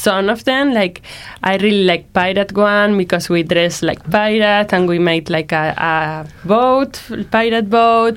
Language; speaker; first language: English; non-native, learner; Spanish